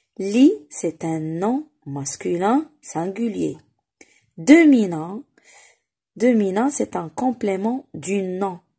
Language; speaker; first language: French; non-native, local second language; Arabic